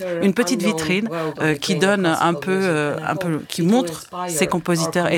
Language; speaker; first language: French; non-native, fluent; Ukrainian